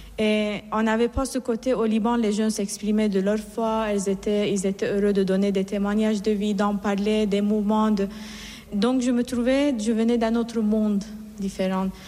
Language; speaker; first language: French; non-native, fluent; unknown